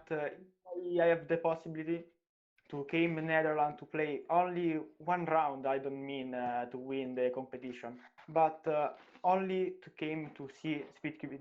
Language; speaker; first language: English; non-native, learner; Italian